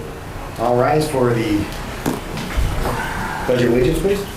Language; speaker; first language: English; native; English